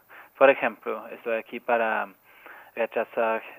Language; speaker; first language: Spanish; non-native, fluent; Norwegian